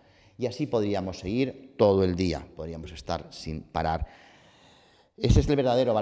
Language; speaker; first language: Spanish; native; Spanish